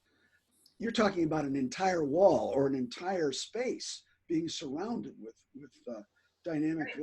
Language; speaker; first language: English; native; English